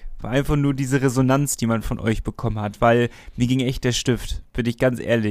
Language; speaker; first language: German; native; German